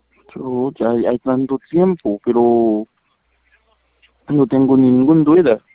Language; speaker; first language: Spanish; non-native, learner; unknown